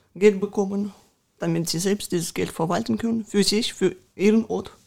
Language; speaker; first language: German; early bilingual, other home language; Russian